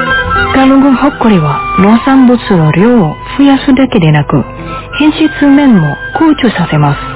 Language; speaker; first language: Japanese; non-native, fluent; Indonesian